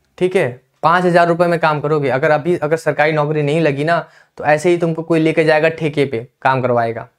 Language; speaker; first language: Hindi; native; Hindi